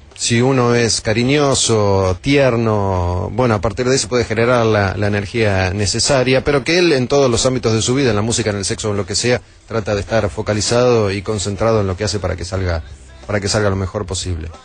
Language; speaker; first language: Spanish; native; Spanish